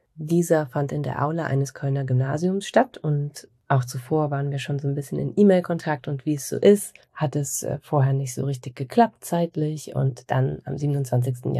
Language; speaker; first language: German; native; German